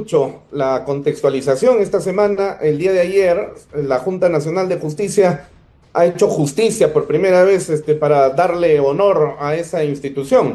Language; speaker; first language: Spanish; native; Spanish